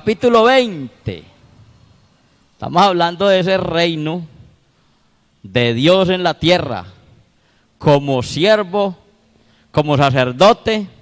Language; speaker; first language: Spanish; native; Spanish